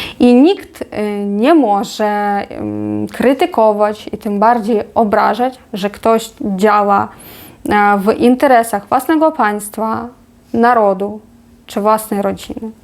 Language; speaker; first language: Polish; non-native, fluent; Ukrainian